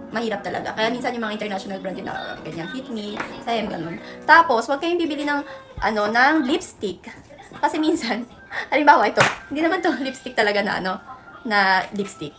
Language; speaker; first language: Filipino; native; Filipino